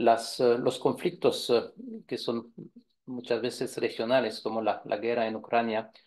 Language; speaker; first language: Spanish; non-native, fluent; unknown